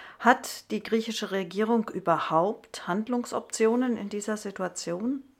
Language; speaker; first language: German; native; German